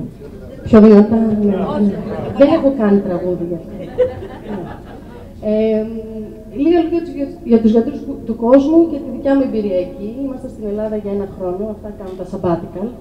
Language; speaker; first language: Greek; early bilingual, heritage; Greek